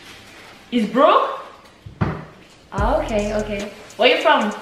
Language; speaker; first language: English; non-native, learner; French